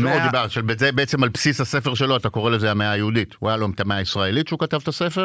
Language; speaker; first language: Hebrew; native; Hebrew